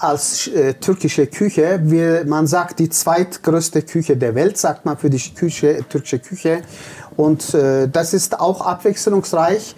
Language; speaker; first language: German; non-native, fluent; Turkish